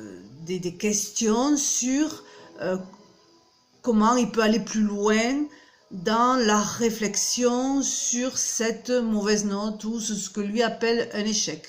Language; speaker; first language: French; native; French